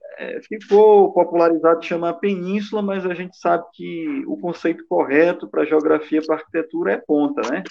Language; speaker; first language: Portuguese; native; Portuguese